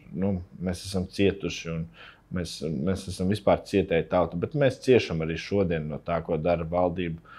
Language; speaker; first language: Latvian; native; Latvian